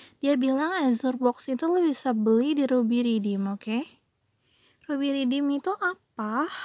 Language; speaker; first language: Indonesian; native; Indonesian